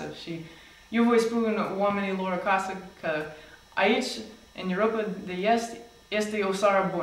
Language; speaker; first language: Romanian; non-native, fluent; English